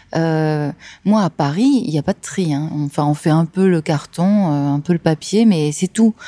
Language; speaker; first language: French; native; French